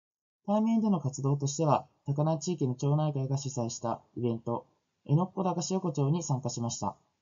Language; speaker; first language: Japanese; native; Japanese